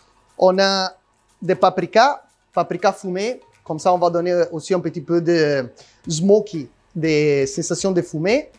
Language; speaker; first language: French; non-native, learner; Italian